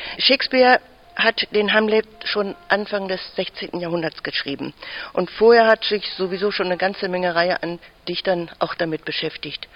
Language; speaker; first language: German; native; German